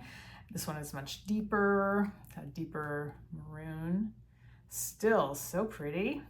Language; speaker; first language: English; native; English